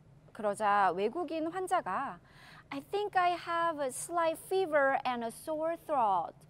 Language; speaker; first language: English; non-native, fluent; Korean